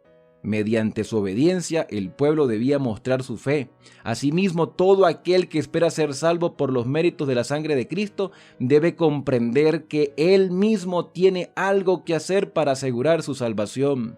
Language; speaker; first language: Spanish; native; Spanish